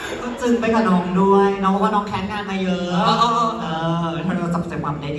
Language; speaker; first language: Thai; native; Thai